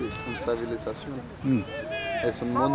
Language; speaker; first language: Spanish; non-native, learner; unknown